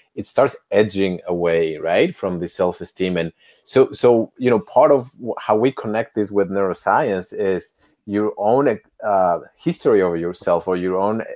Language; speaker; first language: English; non-native, fluent; Spanish